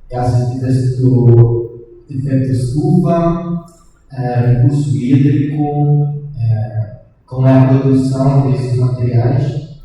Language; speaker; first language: Portuguese; non-native, learner; Spanish